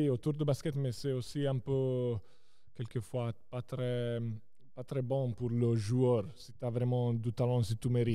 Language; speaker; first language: French; non-native, local second language; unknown